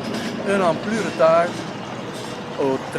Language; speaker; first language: French; non-native, learner; Dutch